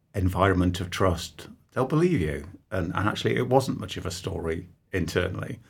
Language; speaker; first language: English; native; English